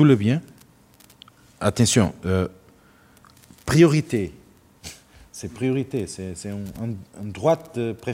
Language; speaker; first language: French; non-native, learner; Portuguese